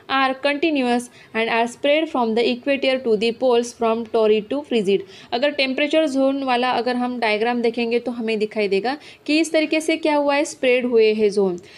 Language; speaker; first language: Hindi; non-native, local second language; Marathi